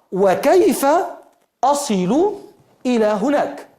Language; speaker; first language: Arabic; non-native, fluent; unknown